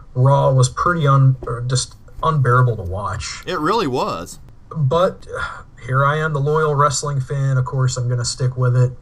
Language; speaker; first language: English; native; English